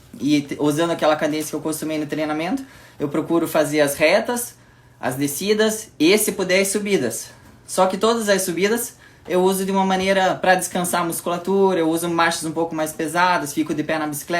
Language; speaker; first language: Portuguese; native; Portuguese